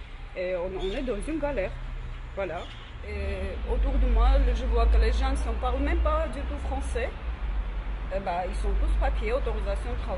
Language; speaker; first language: French; non-native, learner; Armenian